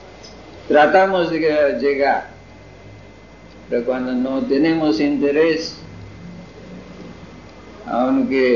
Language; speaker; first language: Spanish; non-native, fluent; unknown